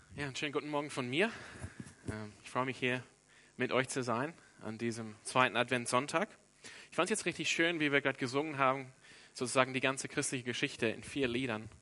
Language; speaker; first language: German; non-native, fluent; English